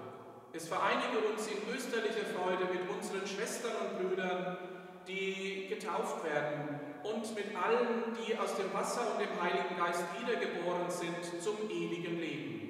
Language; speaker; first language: German; native; German